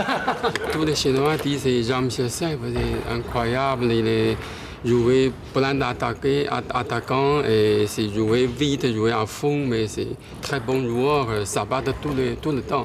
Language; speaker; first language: French; non-native, learner; Chinese